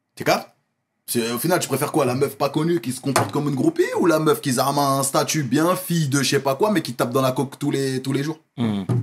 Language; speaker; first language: French; native; French